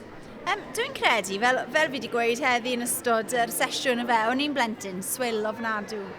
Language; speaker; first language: Welsh; native; Welsh